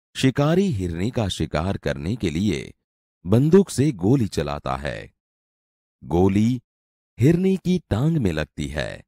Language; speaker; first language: Hindi; non-native, local second language; Gujarati